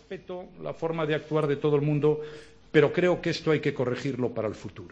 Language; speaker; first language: Spanish; native; Spanish